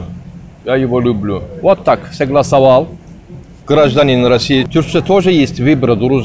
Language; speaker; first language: Russian; non-native, learner; Turkish